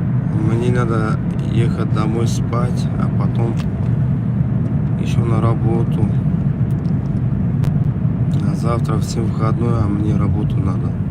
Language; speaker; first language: Russian; non-native, fluent; Tajik